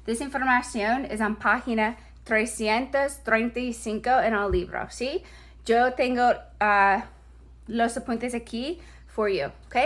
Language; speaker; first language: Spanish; non-native, fluent; English